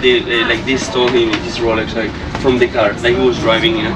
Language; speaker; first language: English; non-native, fluent; Italian